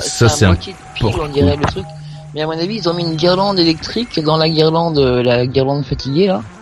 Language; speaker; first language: French; native; French